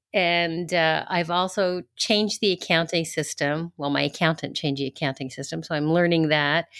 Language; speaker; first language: English; native; English